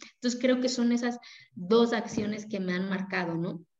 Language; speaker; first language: Spanish; non-native, local second language; Zapotec